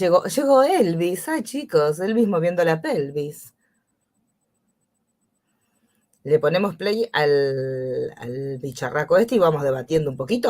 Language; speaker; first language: Spanish; native; Spanish